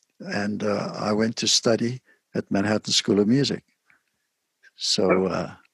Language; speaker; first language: English; native; English